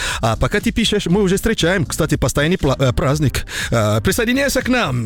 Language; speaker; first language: Russian; non-native, fluent; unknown